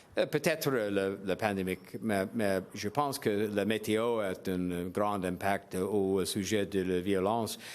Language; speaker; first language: French; non-native, learner; English